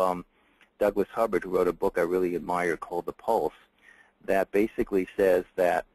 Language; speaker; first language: English; native; English